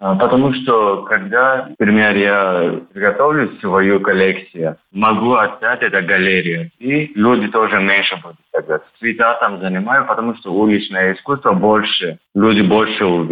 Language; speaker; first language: Russian; non-native, learner; Turkish